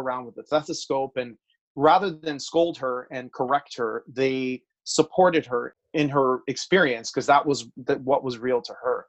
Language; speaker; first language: English; native; English